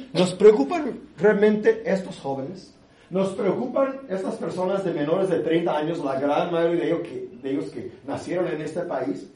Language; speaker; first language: Spanish; early bilingual, other home language; English